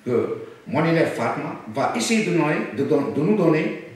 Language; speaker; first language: French; non-native, local second language; Arabic